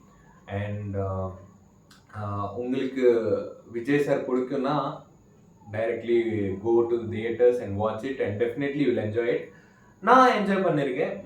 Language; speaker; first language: Tamil; non-native, learner; Malayalam